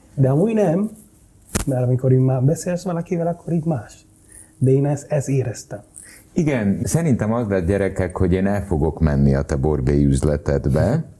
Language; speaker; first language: Hungarian; non-native, fluent; Spanish